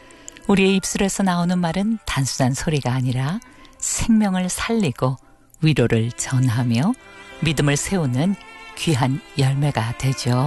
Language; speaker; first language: Korean; native; Korean